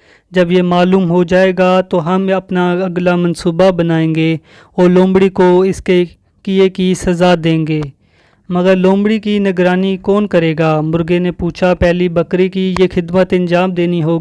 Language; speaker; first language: Urdu; native; Urdu